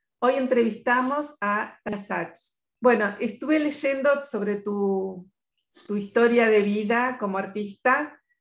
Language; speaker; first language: Spanish; native; Spanish